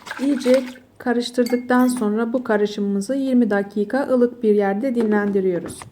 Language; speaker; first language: Turkish; native; Turkish